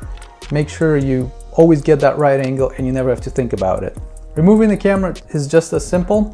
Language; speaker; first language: English; native; English